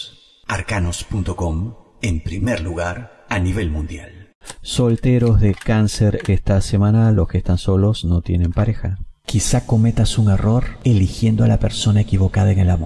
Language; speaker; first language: Spanish; native; Spanish